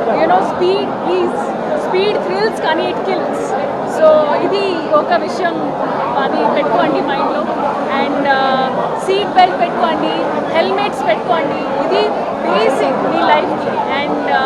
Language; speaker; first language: Telugu; non-native, learner; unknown